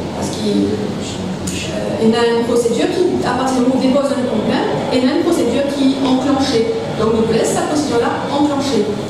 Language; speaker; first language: French; non-native, local second language; Morisyen